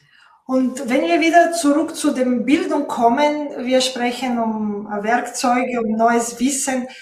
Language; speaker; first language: German; non-native, fluent; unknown